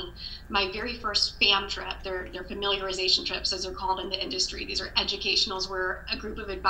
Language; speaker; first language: English; native; English